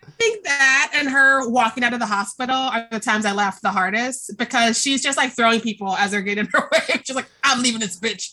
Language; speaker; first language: English; native; English